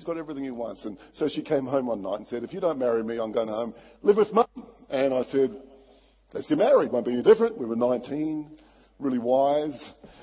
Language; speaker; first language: English; native; English